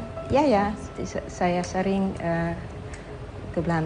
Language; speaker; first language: Indonesian; non-native, learner; Dutch